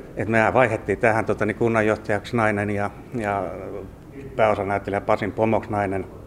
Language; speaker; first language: Finnish; native; Finnish